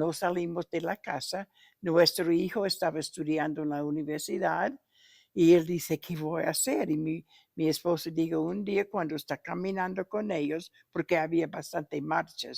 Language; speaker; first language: Spanish; non-native, fluent; English